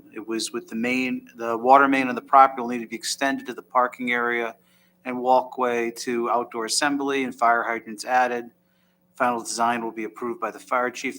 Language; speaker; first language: English; native; English